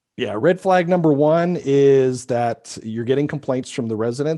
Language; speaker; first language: English; native; English